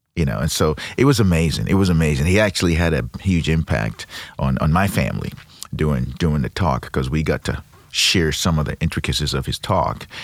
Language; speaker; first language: English; non-native, local second language; Yoruba